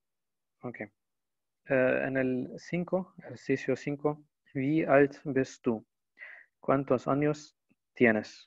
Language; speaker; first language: Spanish; non-native, fluent; Arabic